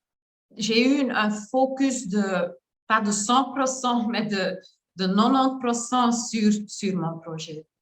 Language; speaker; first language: French; non-native, learner; Dutch